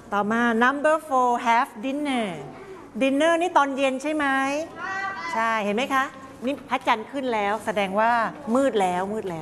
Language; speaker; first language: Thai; native; Thai